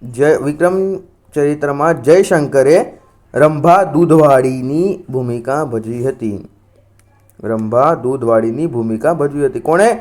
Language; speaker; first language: Gujarati; non-native, local second language; Marathi